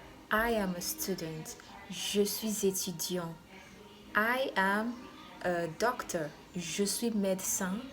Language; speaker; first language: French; non-native, fluent; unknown